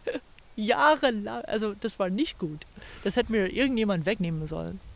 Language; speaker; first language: German; non-native, fluent; English